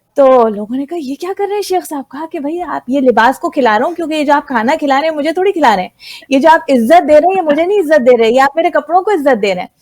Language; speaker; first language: Urdu; native; Urdu